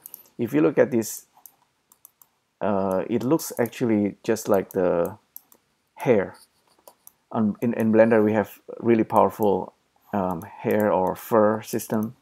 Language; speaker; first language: English; non-native, fluent; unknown